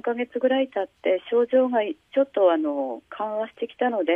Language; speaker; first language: Japanese; native; Japanese